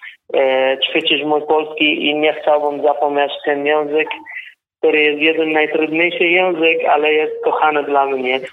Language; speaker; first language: Polish; non-native, learner; Kurdish